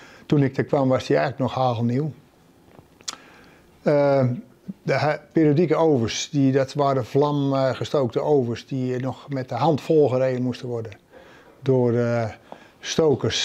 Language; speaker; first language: Dutch; native; Dutch